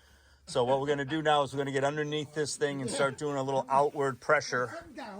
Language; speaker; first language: English; native; English